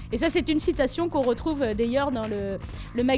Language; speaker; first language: French; native; French